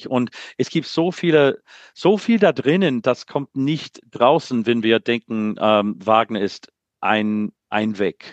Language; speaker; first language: German; non-native, learner; English